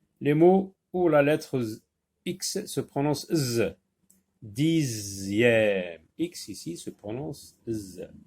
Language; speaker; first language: French; non-native, local second language; Arabic